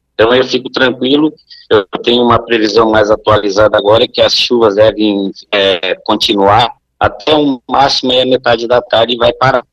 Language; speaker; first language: Portuguese; native; Portuguese